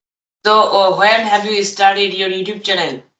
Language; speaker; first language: English; non-native, learner; Bangla